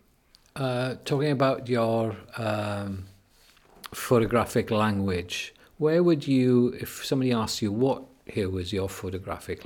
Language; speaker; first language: English; native; English